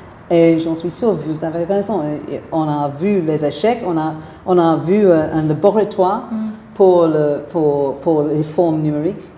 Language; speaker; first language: French; non-native, fluent; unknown